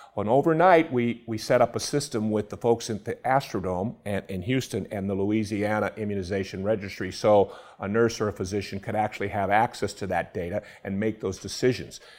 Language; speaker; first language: English; native; English